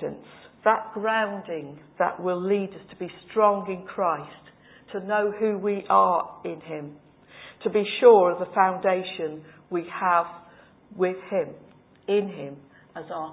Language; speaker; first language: English; native; English